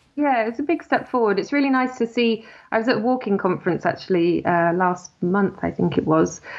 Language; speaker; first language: English; native; English